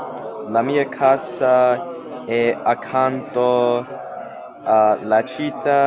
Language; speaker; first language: Italian; non-native, learner; English